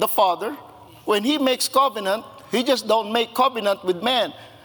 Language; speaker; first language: English; non-native, local second language; Filipino